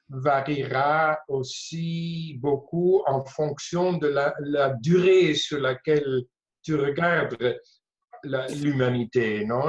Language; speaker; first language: French; non-native, fluent; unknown